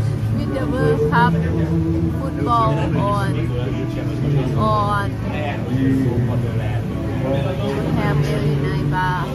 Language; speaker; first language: English; non-native, learner; Thai